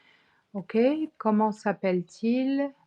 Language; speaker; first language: French; non-native, fluent; English